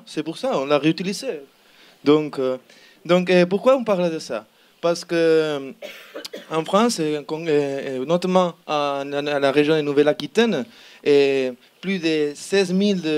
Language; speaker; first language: French; non-native, learner; Spanish